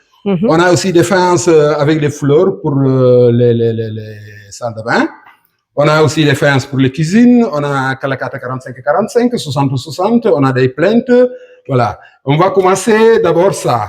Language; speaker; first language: French; non-native, local second language; Wolof